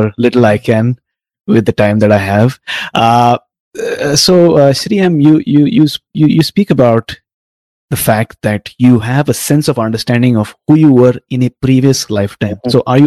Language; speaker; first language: English; non-native, local second language; Tamil